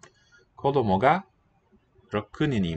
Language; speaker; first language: Japanese; non-native, learner; English